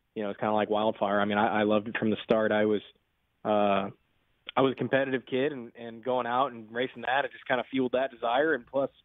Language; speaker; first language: English; native; English